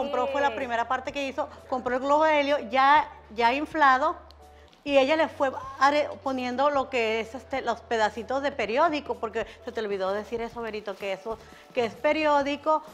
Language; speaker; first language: Spanish; native; Spanish